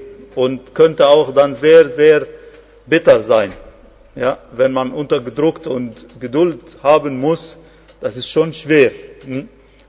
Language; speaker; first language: German; non-native, fluent; Arabic